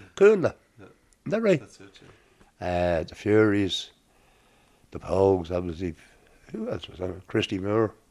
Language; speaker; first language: English; native; English